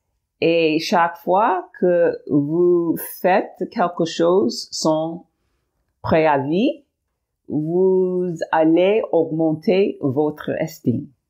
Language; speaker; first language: French; non-native, learner; English